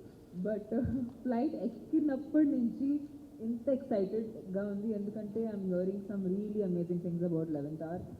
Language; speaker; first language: Telugu; non-native, local second language; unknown